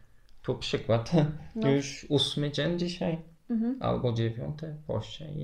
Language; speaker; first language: Polish; non-native, learner; Turkish